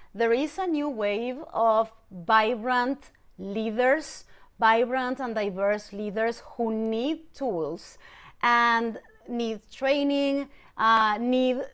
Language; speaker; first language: English; non-native, fluent; Spanish